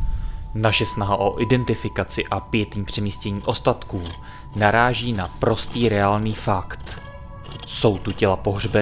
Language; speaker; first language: Czech; native; Czech